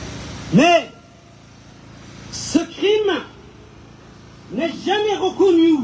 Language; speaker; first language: French; non-native, fluent; Persian